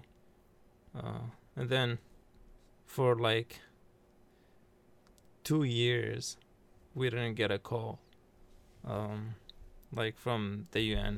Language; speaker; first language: English; early bilingual, other home language; Arabic